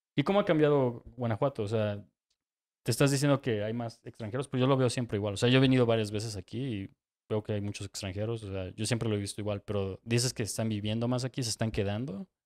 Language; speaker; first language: Spanish; native; Spanish